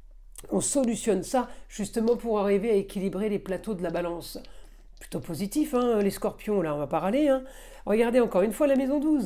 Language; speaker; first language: French; native; French